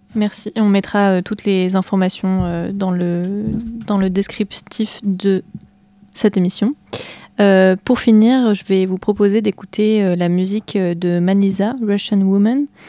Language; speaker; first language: French; native; French